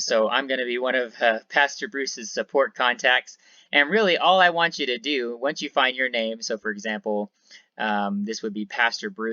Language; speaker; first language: English; native; English